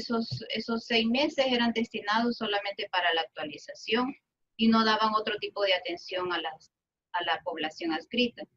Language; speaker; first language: Spanish; native; Spanish